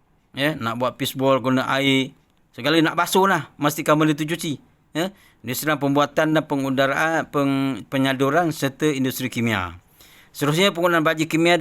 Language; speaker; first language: Malay; native; Malay